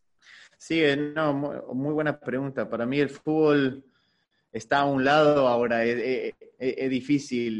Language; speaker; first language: Spanish; early bilingual, heritage; Spanish